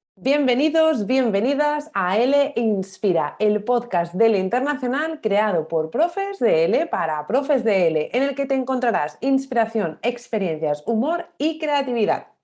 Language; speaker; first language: Spanish; native; Spanish